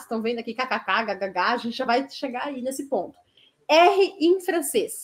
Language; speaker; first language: Portuguese; native; Portuguese